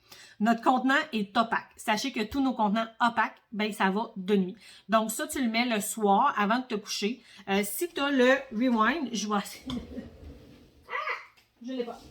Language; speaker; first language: French; native; French